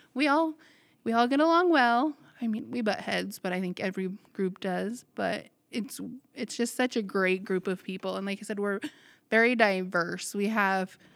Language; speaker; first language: English; native; English